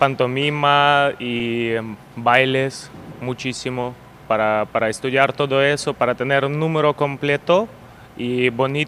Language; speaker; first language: Spanish; non-native, learner; Ukrainian